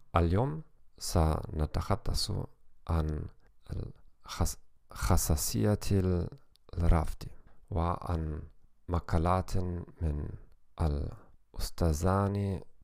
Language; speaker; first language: Arabic; non-native, learner; German